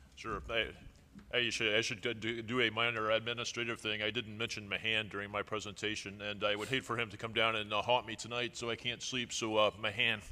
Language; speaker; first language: English; native; English